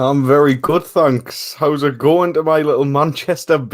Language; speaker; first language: English; native; English